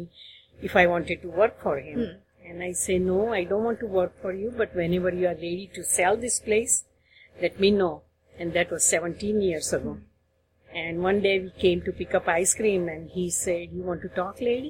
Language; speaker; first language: English; non-native, local second language; Gujarati